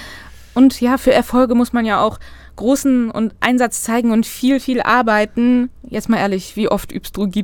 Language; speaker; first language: German; native; German